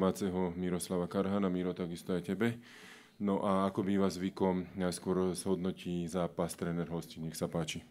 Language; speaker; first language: Slovak; native; Slovak